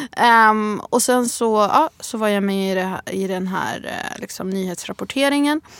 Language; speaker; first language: Swedish; early bilingual, other home language; Arabic